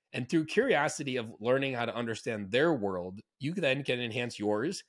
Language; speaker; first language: English; native; English